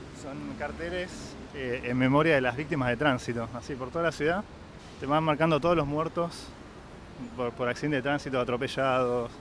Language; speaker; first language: Spanish; native; Spanish